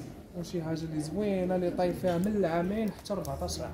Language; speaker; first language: Arabic; native; Arabic